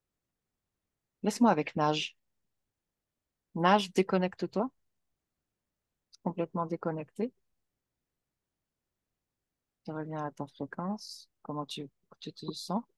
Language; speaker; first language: French; native; French